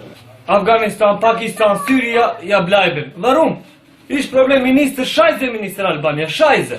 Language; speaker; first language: German; non-native, learner; Albanian